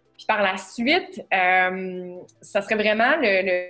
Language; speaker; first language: French; native; French